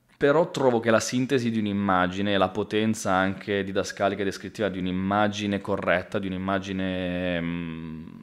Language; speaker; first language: Italian; native; Italian